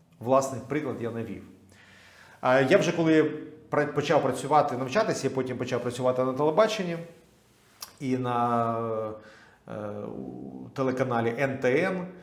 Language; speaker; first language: Ukrainian; non-native, local second language; Russian